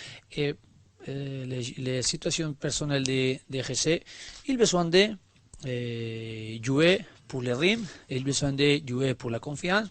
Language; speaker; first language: French; non-native, learner; Spanish